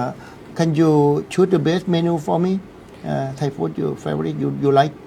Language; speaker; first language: English; non-native, learner; Thai